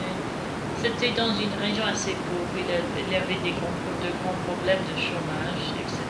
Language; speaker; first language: French; non-native, fluent; English